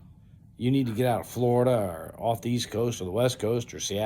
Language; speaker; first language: English; native; English